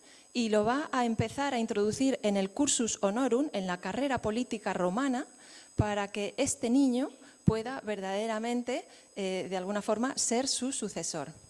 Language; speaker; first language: Spanish; native; Spanish